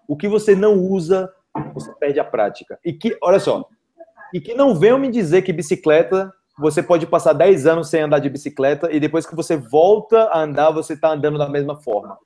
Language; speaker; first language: Portuguese; native; Portuguese